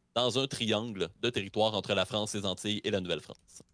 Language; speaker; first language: French; native; French